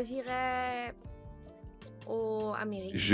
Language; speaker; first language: French; non-native, learner; English